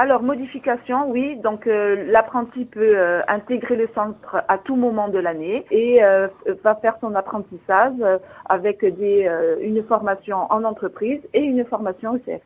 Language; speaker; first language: French; native; French